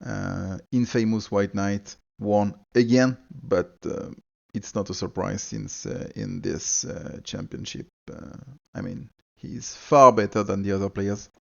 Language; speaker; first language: English; non-native, fluent; French